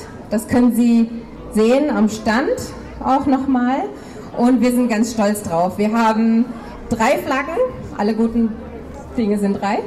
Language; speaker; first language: German; non-native, fluent; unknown